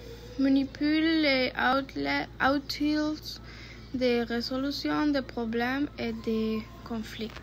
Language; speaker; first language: French; non-native, learner; Spanish